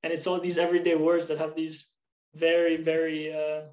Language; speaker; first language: English; early bilingual, other home language; Albanian